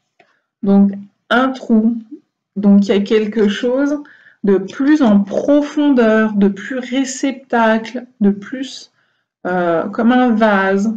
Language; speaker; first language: French; native; French